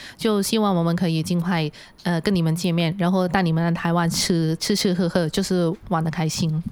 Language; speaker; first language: Chinese; non-native, local second language; Cantonese